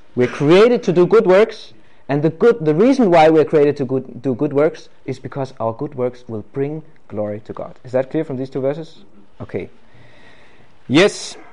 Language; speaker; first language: English; non-native, fluent; Danish